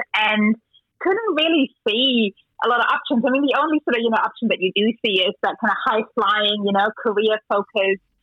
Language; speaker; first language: English; non-native, fluent; German